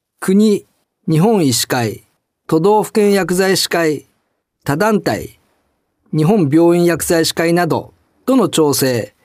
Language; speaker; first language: Japanese; native; Japanese